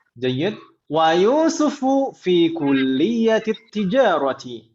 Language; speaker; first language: Arabic; non-native, fluent; Indonesian